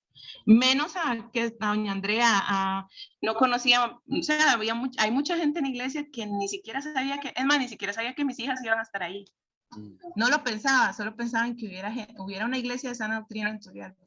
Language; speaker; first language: Spanish; native; Spanish